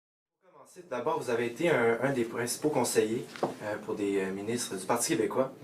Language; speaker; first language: French; native; French